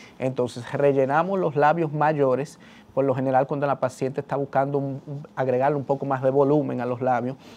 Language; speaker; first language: Spanish; early bilingual, heritage; Spanish